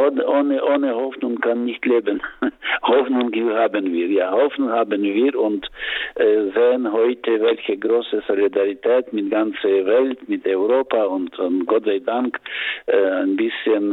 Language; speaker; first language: German; non-native, learner; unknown